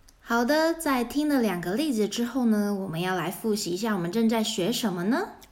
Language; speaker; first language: Chinese; native; Chinese